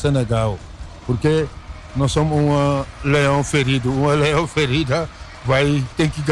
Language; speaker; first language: Portuguese; non-native, fluent; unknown